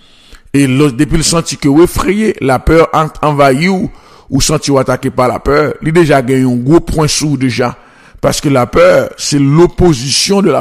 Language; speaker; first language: French; non-native, local second language; Haitian Creole